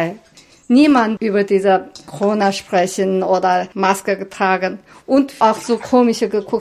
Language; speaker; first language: German; non-native, learner; Chinese